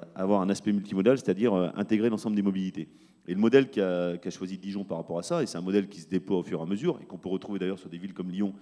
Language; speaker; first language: French; native; French